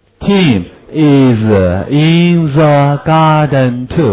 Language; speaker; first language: English; non-native, fluent; Chinese